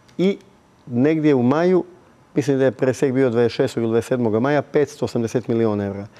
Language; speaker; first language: Bosnian; native; Bosnian